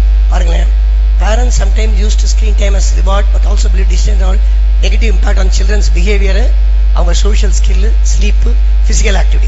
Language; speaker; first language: English; non-native, local second language; Tamil